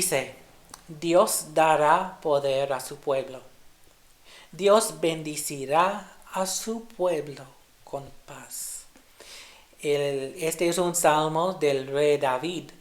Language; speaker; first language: Spanish; non-native, fluent; English